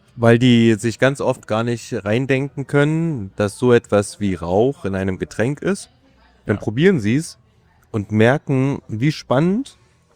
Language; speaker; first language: German; native; German